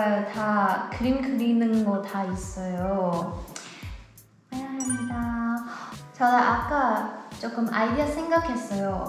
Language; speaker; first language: Korean; non-native, learner; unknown